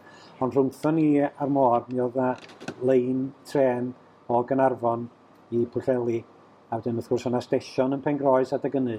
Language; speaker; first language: Welsh; native; Welsh